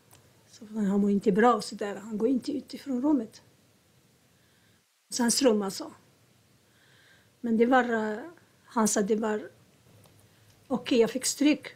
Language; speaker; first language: Swedish; non-native, learner; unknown